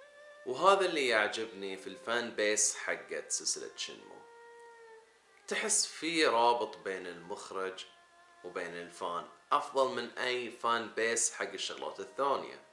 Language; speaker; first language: Arabic; native; Arabic